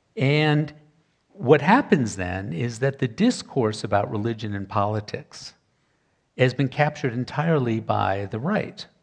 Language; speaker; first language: English; native; English